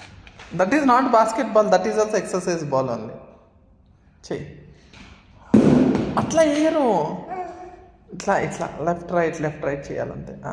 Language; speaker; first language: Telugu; native; Telugu